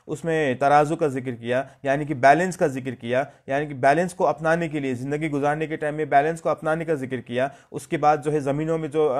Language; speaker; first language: Hindi; native; Hindi